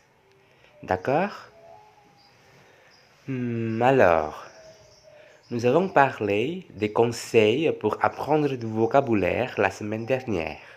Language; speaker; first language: French; non-native, fluent; Javanese